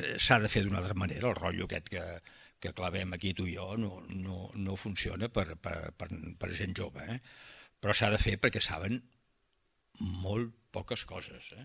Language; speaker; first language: Catalan; early bilingual, heritage; Catalan